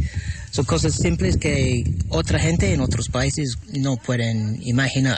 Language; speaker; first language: Spanish; non-native, fluent; English